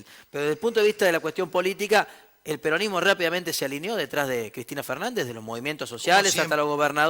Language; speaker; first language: Spanish; native; Spanish